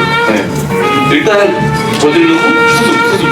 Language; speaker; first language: Korean; native; Korean